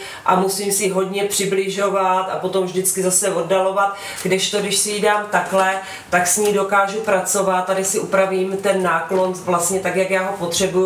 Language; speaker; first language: Czech; native; Czech